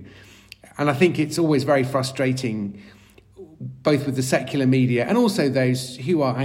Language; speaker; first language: English; native; English